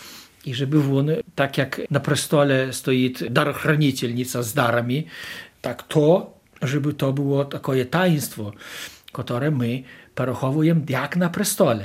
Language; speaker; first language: Polish; non-native, local second language; Ukrainian